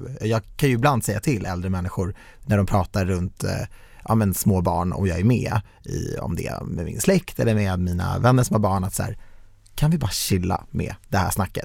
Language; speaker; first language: Swedish; native; Swedish